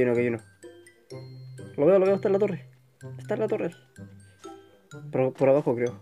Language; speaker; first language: Spanish; native; Spanish